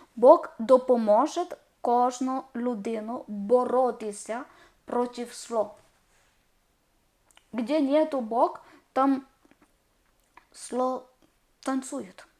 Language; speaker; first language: Ukrainian; non-native, learner; Malayalam